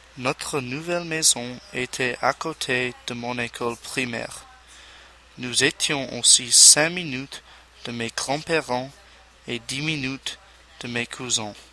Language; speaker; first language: French; non-native, learner; English